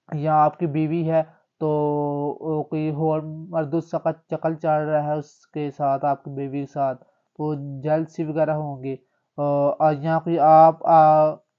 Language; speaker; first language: Urdu; native; Urdu